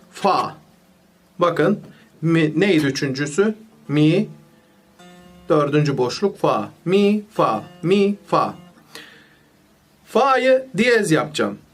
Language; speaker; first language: Turkish; native; Turkish